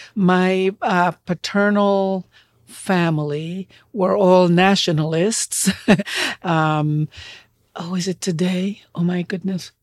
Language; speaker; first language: English; non-native, fluent; Spanish